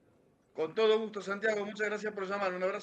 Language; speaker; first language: Spanish; native; Spanish